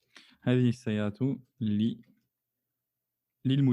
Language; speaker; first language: Arabic; non-native, fluent; French